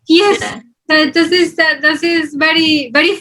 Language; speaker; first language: English; non-native, learner; Spanish